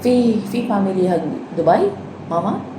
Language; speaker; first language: Arabic; non-native, learner; Filipino